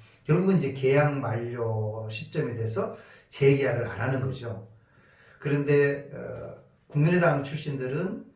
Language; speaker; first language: Korean; native; Korean